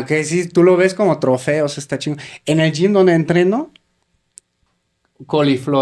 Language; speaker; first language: Spanish; native; Spanish